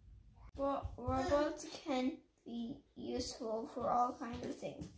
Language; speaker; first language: English; native; English